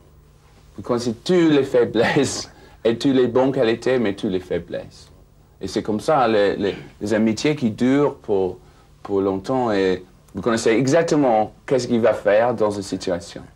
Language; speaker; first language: French; non-native, fluent; English